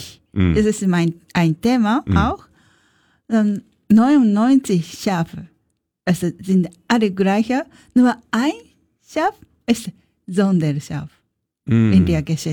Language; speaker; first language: German; non-native, learner; Japanese